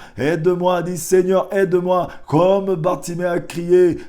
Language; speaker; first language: French; non-native, local second language; Lingala